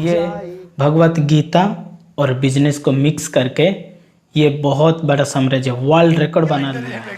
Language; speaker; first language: Hindi; non-native, local second language; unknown